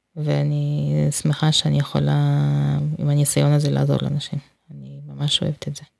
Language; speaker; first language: Hebrew; non-native, fluent; Russian